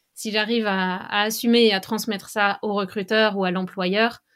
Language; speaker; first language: French; native; French